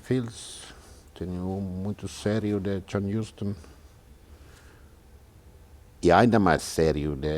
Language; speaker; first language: Portuguese; non-native, learner; Finnish